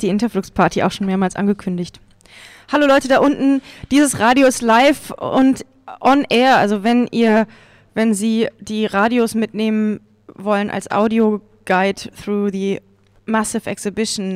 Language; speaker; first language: German; native; German